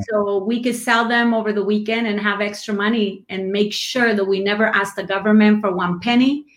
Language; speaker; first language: English; non-native, fluent; Spanish